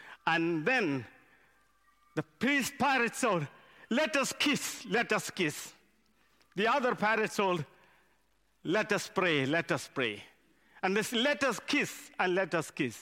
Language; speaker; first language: English; non-native, local second language; Malayalam